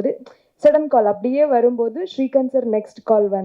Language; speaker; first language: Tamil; non-native, learner; Kannada